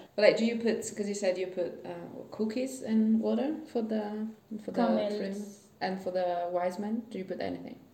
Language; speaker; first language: English; non-native, fluent; Italian